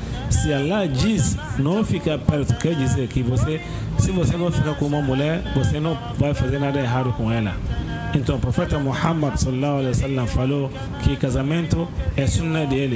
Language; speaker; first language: Portuguese; non-native, learner; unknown